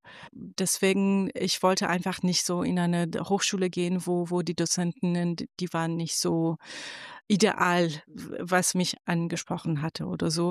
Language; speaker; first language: German; non-native, fluent; Persian